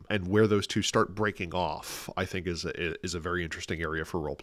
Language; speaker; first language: English; native; English